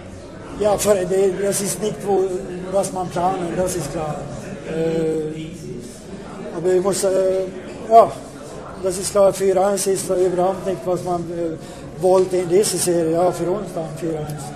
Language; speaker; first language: German; non-native, fluent; Swedish